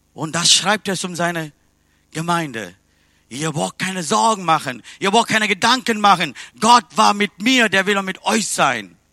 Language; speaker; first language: German; non-native, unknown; Tamil